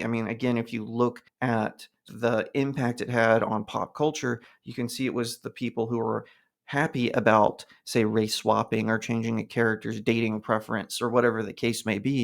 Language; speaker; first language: English; native; English